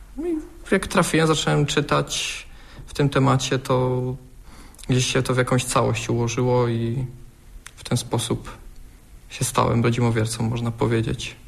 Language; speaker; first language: Polish; native; Polish